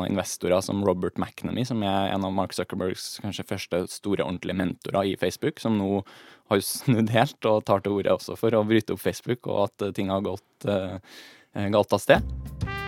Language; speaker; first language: Norwegian; native; Norwegian